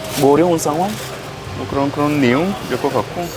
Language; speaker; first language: Korean; non-native, fluent; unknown